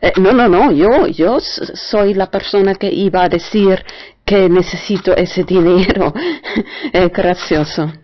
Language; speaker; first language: Spanish; non-native, fluent; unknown